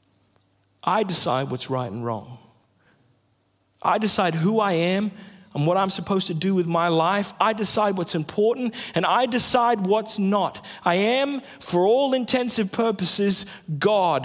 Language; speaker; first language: English; native; English